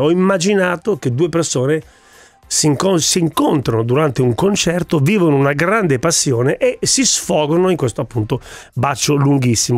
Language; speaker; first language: Italian; native; Italian